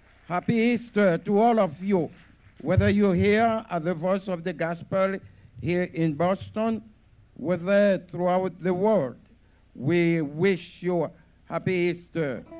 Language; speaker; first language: English; non-native, fluent; Haitian Creole